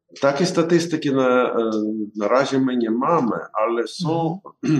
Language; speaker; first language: Polish; non-native, learner; Ukrainian